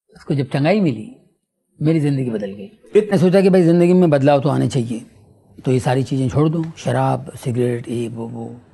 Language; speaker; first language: Hindi; non-native, local second language; Telugu